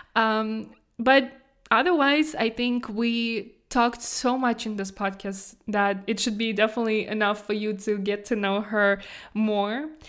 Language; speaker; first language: English; non-native, fluent; Kazakh